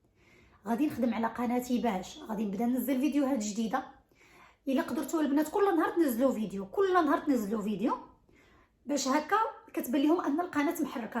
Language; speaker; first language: Arabic; native; Arabic